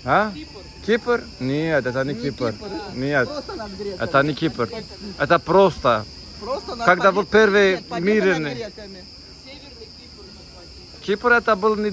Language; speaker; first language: Russian; non-native, learner; Turkish